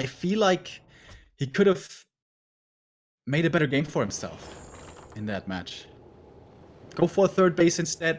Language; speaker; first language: English; non-native, fluent; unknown